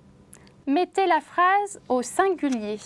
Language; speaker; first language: French; non-native, fluent; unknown